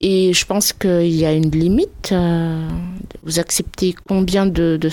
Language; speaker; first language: French; native; French